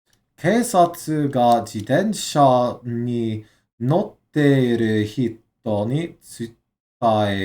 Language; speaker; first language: Japanese; non-native, learner; English